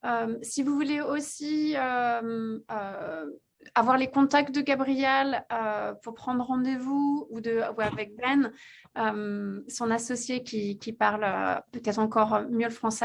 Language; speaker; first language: French; native; French